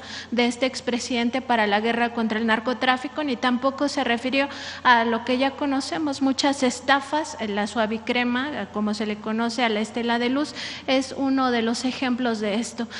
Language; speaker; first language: Spanish; native; Spanish